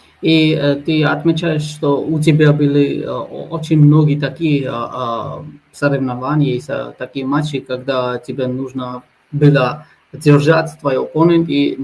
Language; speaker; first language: Russian; non-native, fluent; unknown